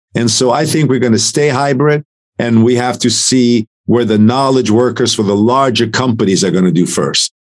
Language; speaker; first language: English; non-native, fluent; Italian